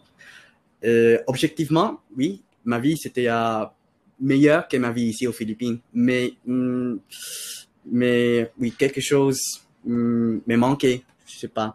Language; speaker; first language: French; non-native, fluent; Filipino